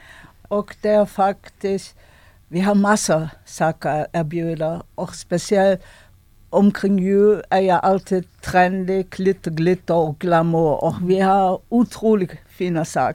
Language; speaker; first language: Swedish; non-native, fluent; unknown